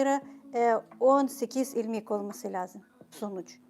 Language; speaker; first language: Turkish; non-native, fluent; Ukrainian